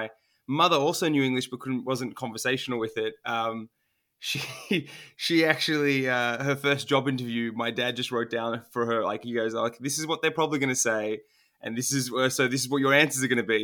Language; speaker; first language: English; non-native, local second language; Turkish